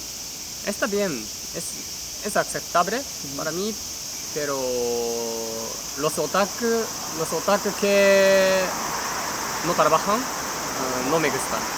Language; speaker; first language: Spanish; non-native, learner; Japanese